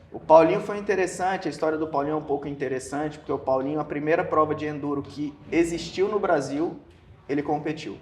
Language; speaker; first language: Portuguese; native; Portuguese